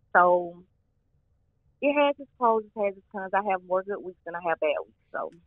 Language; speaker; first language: English; native; English